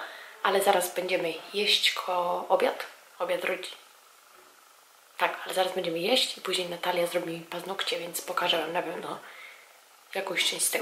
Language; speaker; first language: Polish; native; Polish